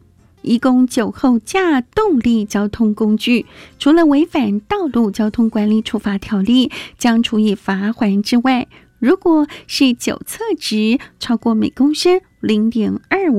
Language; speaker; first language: Chinese; native; Chinese